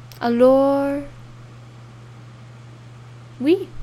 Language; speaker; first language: French; non-native, learner; English